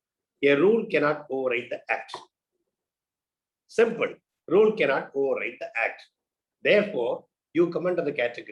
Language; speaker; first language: English; non-native, local second language; Tamil